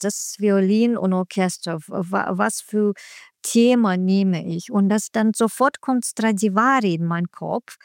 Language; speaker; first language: German; non-native, learner; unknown